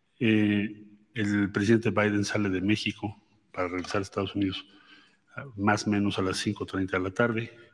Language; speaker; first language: Spanish; native; Spanish